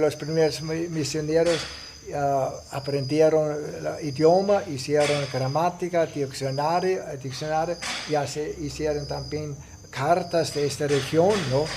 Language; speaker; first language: Spanish; non-native, fluent; Italian